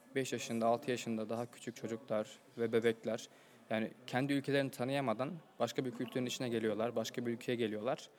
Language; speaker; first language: Turkish; native; Turkish